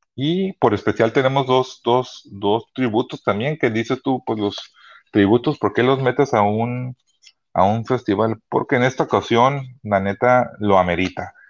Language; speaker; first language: Spanish; early bilingual, heritage; Spanish